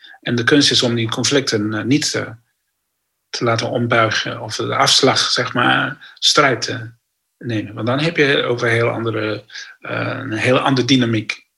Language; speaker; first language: Dutch; non-native, fluent; English